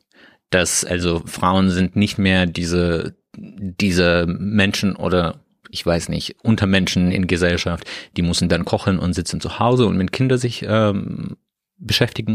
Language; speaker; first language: German; non-native, learner; Russian